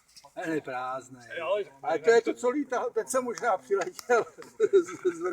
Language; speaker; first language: Czech; native; Czech